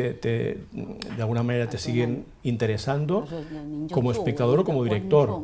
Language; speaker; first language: Spanish; native; Spanish